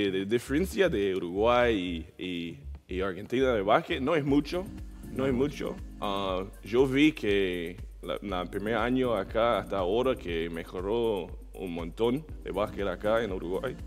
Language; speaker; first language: Spanish; non-native, learner; English